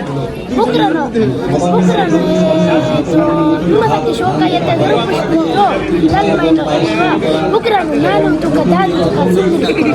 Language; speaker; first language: Japanese; non-native, local second language; Bangla